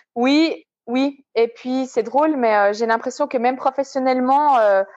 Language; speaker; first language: French; native; French